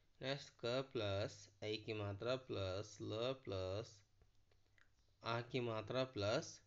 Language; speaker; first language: Hindi; non-native, local second language; Kannada